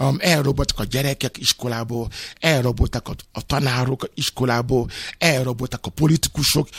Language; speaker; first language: Hungarian; non-native, fluent; Yoruba